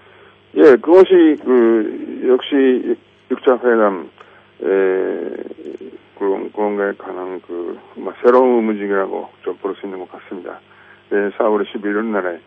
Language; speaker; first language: Korean; non-native, fluent; Japanese